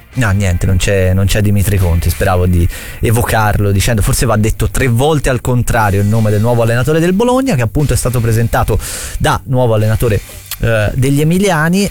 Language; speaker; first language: Italian; native; Italian